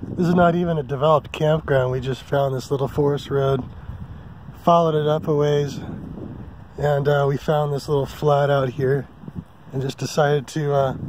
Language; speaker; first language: English; native; English